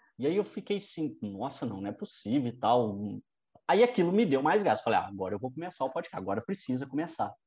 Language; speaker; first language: Portuguese; native; Portuguese